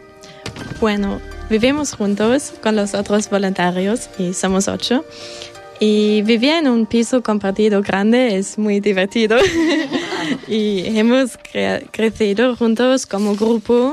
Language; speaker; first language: Spanish; non-native, fluent; German